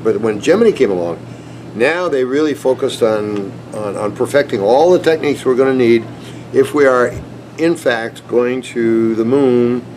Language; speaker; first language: English; native; English